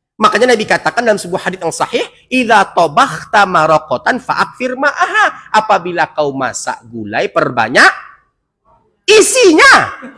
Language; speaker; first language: Indonesian; non-native, local second language; Minangkabau